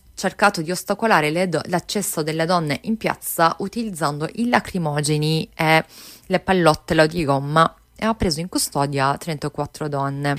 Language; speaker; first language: Italian; non-native, fluent; Turkish